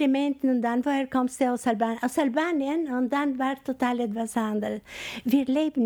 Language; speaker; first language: German; non-native, fluent; Albanian